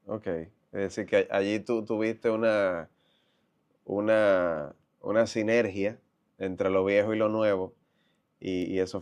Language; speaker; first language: Spanish; native; Spanish